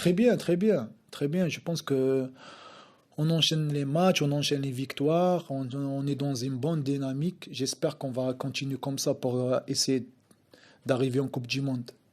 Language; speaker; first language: French; non-native, local second language; Arabic